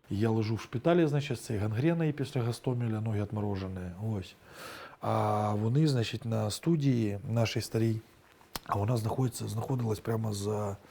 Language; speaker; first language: Ukrainian; non-native, local second language; Russian